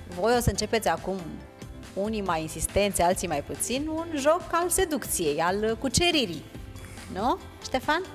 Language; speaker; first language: Romanian; native; Romanian